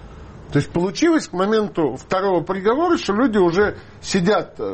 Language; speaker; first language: Russian; native; Russian